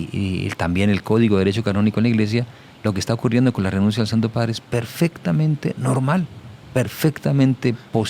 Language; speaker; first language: Spanish; native; Spanish